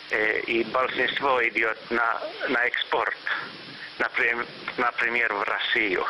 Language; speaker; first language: Russian; non-native, fluent; Finnish